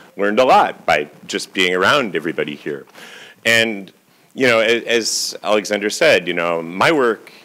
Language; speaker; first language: English; native; English